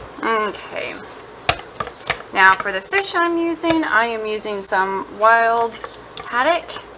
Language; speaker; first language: English; native; English